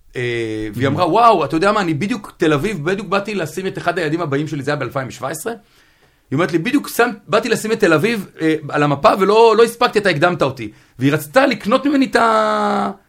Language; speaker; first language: Hebrew; native; Hebrew